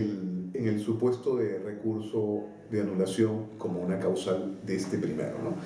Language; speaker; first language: Spanish; native; Spanish